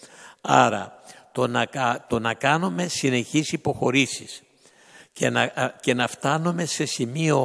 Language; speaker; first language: Greek; native; Greek